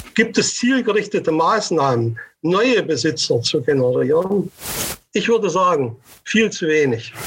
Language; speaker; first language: German; native; German